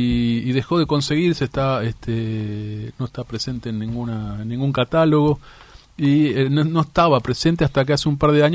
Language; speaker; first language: Spanish; native; Spanish